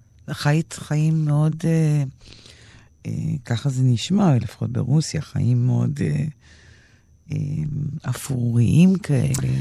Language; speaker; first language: Hebrew; native; Hebrew